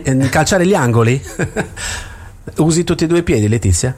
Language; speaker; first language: Italian; native; Italian